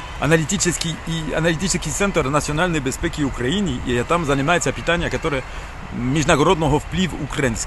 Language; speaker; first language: Ukrainian; non-native, learner; French